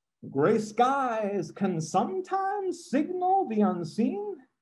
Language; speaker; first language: English; non-native, local second language; Spanish